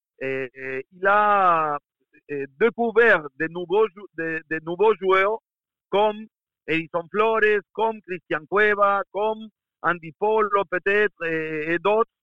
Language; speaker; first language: French; non-native, fluent; Spanish